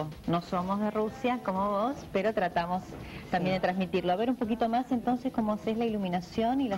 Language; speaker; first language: Spanish; native; Spanish